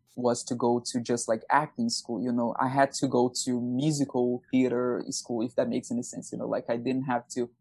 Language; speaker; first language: English; non-native, fluent; Portuguese